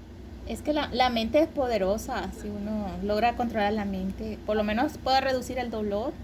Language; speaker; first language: Spanish; native; Spanish